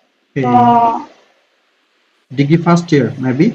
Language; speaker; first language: English; non-native, fluent; Bangla